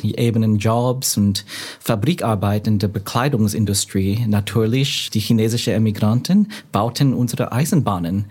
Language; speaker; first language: German; non-native, learner; English